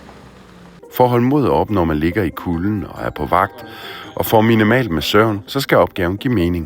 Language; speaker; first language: Danish; native; Danish